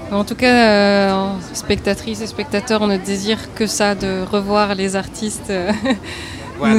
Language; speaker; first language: French; native; French